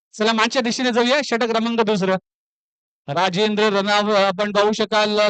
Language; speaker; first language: Marathi; native; Marathi